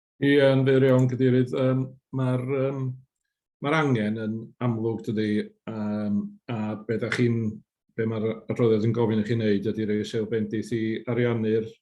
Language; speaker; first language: Welsh; native; Welsh